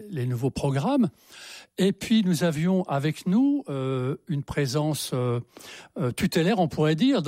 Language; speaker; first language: French; native; French